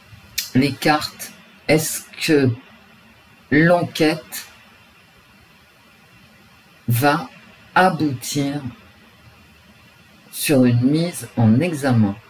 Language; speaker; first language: French; native; French